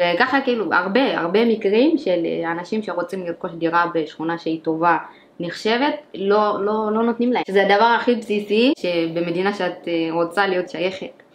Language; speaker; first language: Hebrew; early bilingual, other home language; Amharic